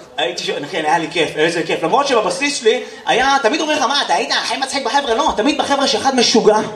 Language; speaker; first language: Hebrew; native; Hebrew